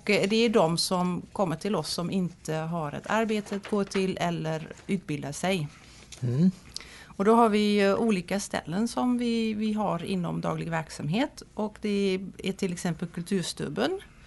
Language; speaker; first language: Swedish; non-native, fluent; Dutch